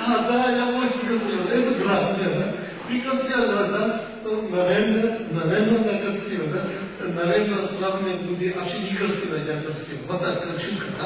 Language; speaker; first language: Russian; non-native, learner; Tibetan